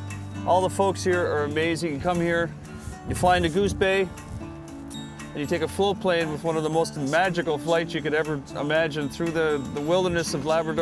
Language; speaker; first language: English; native; English